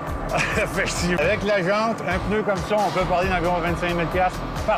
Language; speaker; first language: French; native; French